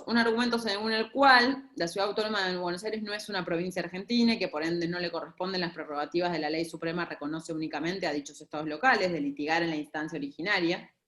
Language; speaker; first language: Spanish; native; Spanish